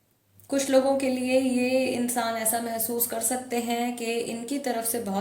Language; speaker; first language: Hindi; native; Hindi